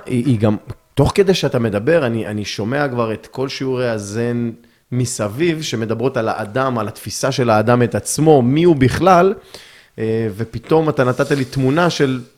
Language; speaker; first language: Hebrew; native; Hebrew